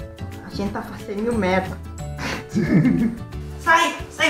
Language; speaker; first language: Portuguese; non-native, learner; Thai